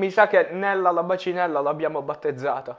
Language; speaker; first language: Italian; native; Italian